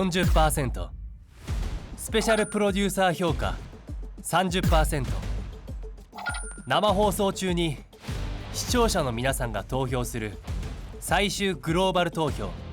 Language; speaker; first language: Japanese; native; Japanese